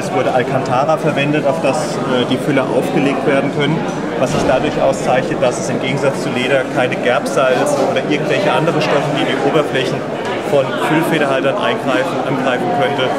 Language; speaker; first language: German; native; German